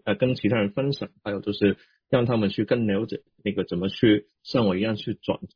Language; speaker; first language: Chinese; non-native, local second language; Cantonese